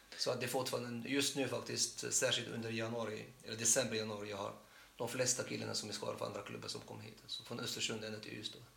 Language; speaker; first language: Swedish; non-native, fluent; Arabic